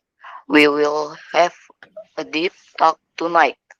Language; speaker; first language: English; non-native, learner; Indonesian